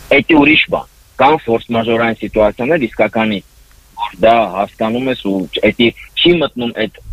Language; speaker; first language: Armenian; native; Armenian